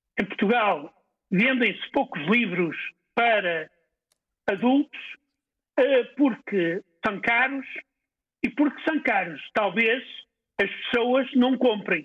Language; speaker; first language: Portuguese; native; Portuguese